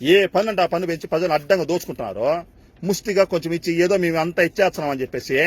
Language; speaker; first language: Telugu; native; Telugu